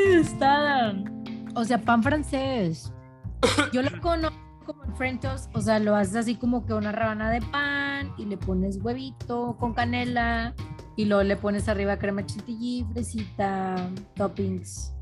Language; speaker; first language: Spanish; native; Spanish